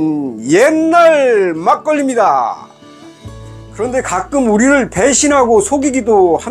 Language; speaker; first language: Korean; native; Korean